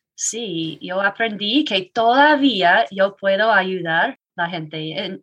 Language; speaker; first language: Spanish; non-native, learner; English